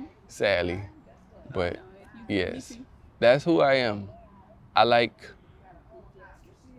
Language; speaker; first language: English; native; English